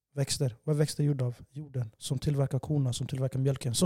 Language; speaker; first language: Swedish; non-native, fluent; Somali